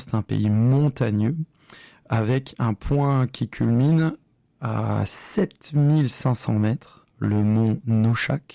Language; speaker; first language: French; native; French